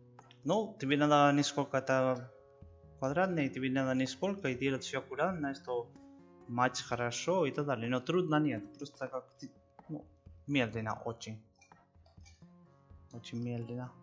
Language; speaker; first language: Russian; non-native, learner; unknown